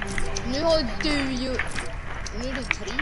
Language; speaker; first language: Swedish; native; Swedish